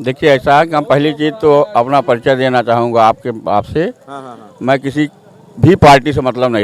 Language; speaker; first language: Hindi; native; Hindi